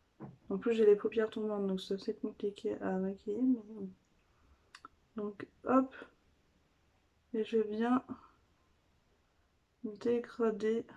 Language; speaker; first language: French; native; French